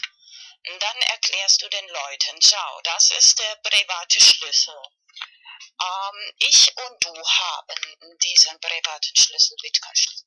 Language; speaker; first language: German; non-native, fluent; Spanish